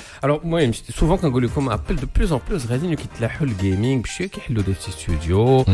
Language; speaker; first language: French; non-native, local second language; Arabic